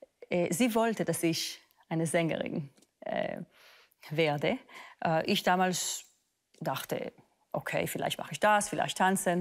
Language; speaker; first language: German; non-native, fluent; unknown